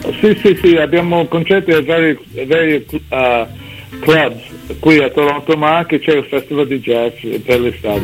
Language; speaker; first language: Italian; early bilingual, heritage; English